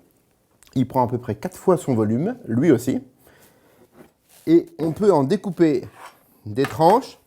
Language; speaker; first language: French; native; French